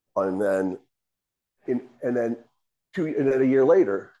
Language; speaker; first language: English; native; English